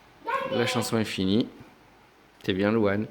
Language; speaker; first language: French; native; French